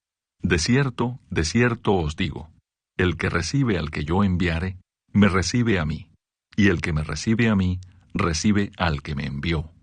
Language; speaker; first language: Spanish; native; Spanish